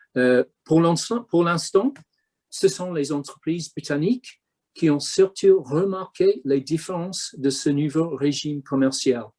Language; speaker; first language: French; non-native, fluent; English